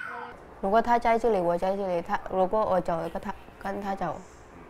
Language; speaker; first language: Chinese; non-native, learner; Vietnamese